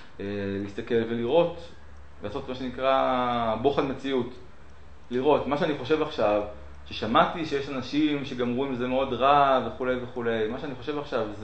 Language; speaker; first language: Hebrew; native; Hebrew